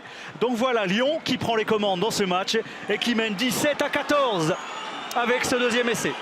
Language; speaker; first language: French; native; French